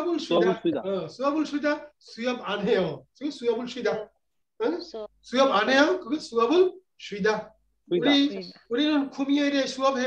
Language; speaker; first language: Korean; non-native, learner; Bangla